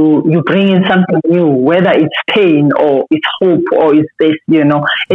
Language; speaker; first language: English; non-native, local second language; Xhosa